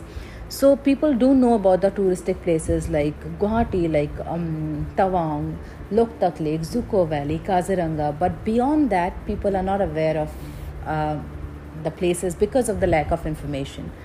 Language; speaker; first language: English; non-native, local second language; Assamese